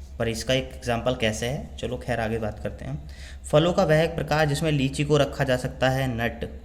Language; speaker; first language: Hindi; native; Hindi